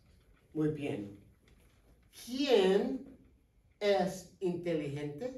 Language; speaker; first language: Spanish; non-native, fluent; English